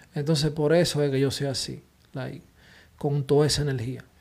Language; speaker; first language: Spanish; early bilingual, heritage; Spanish